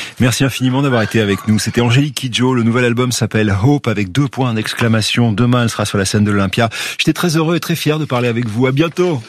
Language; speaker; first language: French; native; French